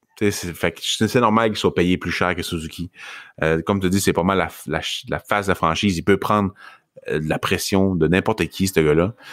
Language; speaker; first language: French; native; French